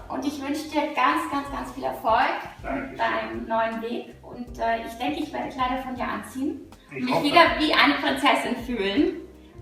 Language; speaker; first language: German; native; German